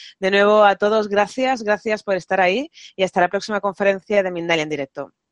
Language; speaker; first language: Spanish; native; Spanish